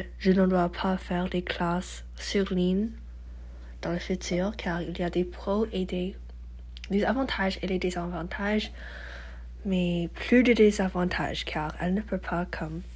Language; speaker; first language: French; non-native, learner; English